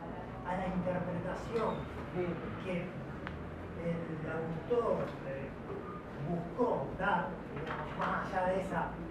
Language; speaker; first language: Spanish; native; Spanish